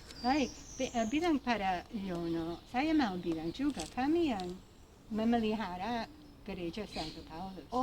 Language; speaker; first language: Indonesian; non-native, fluent; English